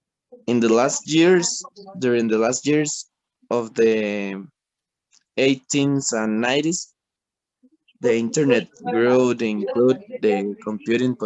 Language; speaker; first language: English; non-native, learner; Spanish